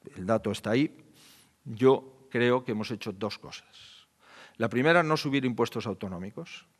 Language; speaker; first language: Spanish; native; Spanish